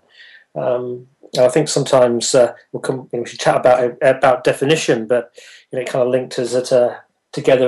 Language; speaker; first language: English; native; English